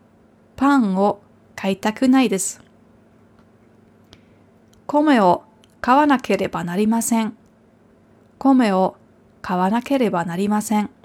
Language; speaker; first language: Japanese; non-native, fluent; German